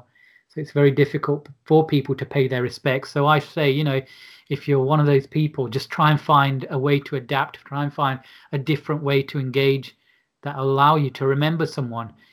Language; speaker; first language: English; native; English